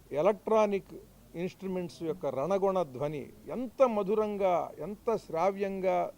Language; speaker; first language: Telugu; native; Telugu